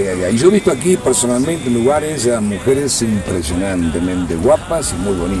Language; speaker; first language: Spanish; native; Spanish